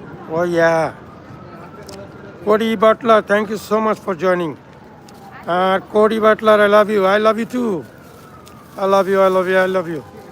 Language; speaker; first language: English; non-native, local second language; Bangla